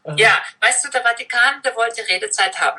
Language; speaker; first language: German; native; German